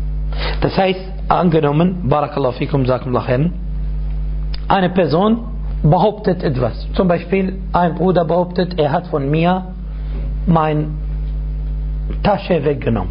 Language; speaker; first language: German; non-native, fluent; Arabic